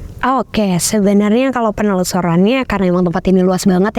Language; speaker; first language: Indonesian; native; Indonesian